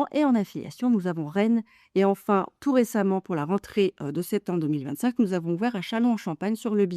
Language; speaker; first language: French; native; French